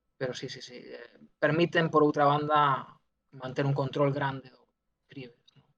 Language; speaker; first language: Galician; non-native, local second language; Spanish